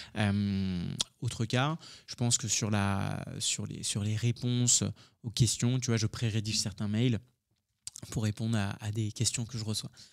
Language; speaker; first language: French; early bilingual, other home language; Hindi